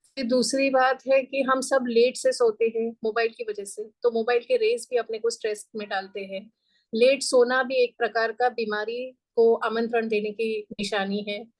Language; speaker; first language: Hindi; non-native, local second language; Gujarati